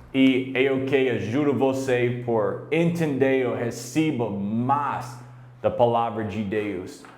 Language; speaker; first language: Portuguese; non-native, learner; English